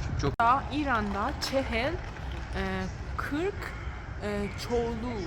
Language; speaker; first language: Turkish; non-native, learner; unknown